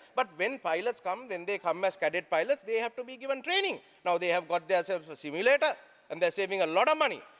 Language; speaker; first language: English; non-native, local second language; Sinhala